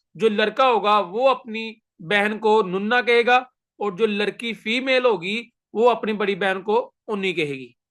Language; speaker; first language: Urdu; native; Urdu